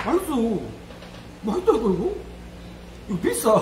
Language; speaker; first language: Korean; native; Korean